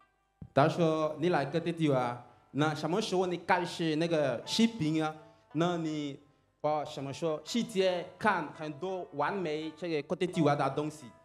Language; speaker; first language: Chinese; non-native, learner; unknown